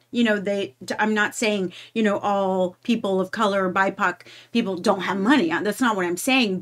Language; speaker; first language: English; native; English